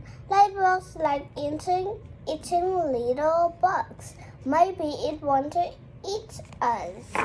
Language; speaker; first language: English; non-native, learner; Vietnamese